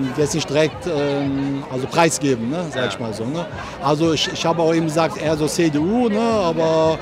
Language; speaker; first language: German; early bilingual, other home language; Turkish